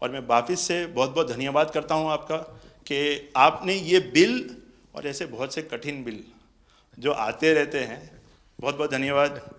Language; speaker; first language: Hindi; non-native, local second language; Gujarati